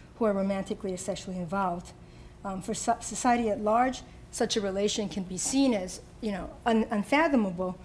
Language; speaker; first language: English; native; English